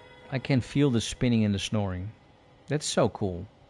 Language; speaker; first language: English; non-native, fluent; Dutch